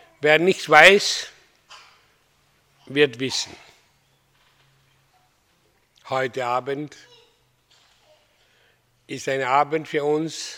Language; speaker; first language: German; non-native, fluent; Hindi